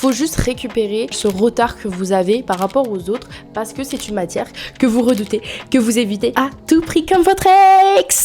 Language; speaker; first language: French; native; French